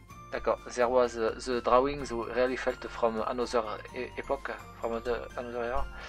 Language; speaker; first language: English; non-native, fluent; French